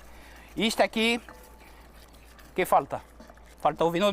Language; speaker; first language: Portuguese; non-native, learner; French